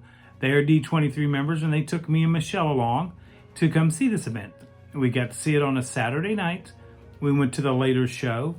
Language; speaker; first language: English; native; English